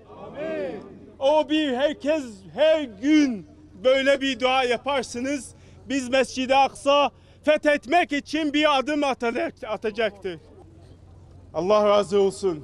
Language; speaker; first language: Turkish; non-native, fluent; Arabic